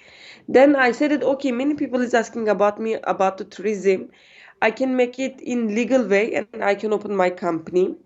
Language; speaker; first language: English; non-native, learner; Turkish